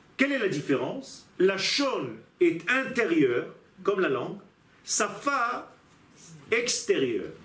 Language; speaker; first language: French; non-native, fluent; Hebrew